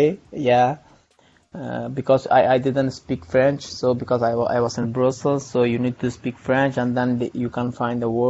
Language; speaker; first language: English; non-native, learner; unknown